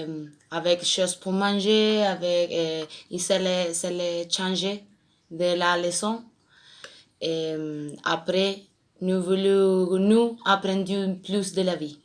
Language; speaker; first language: French; non-native, learner; Spanish